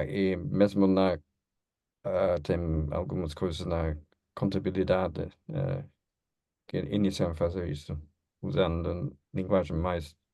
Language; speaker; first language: Portuguese; non-native, learner; English